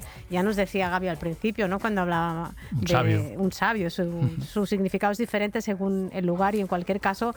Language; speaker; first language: Spanish; native; Spanish